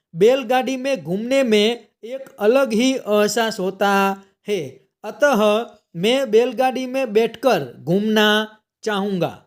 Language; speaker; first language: Hindi; non-native, local second language; Gujarati